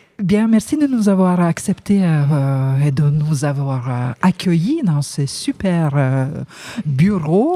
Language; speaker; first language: French; native; French